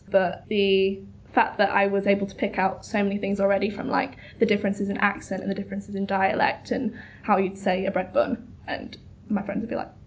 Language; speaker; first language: English; native; English